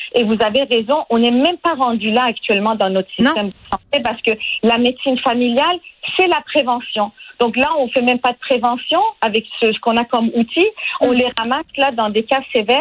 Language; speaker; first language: French; non-native, fluent; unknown